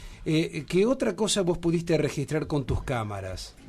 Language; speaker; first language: Spanish; native; Spanish